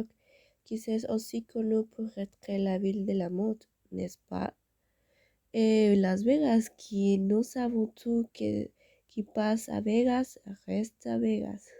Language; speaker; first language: French; non-native, learner; Spanish